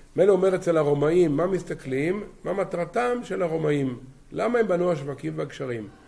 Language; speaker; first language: Hebrew; native; Hebrew